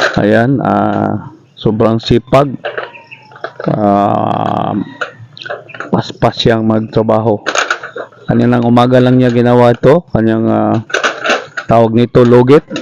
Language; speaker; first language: Filipino; non-native, local second language; Cebuano